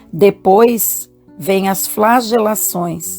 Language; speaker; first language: Portuguese; native; Portuguese